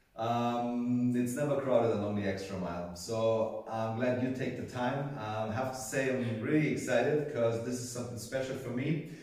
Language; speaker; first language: English; non-native, fluent; German